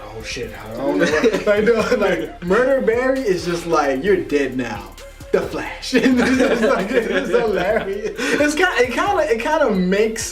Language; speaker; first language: English; native; English